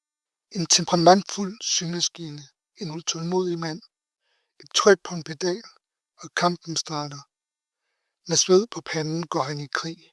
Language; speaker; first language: Danish; native; Danish